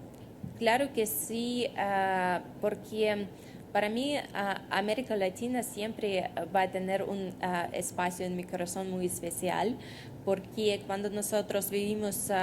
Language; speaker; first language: Spanish; non-native, fluent; Russian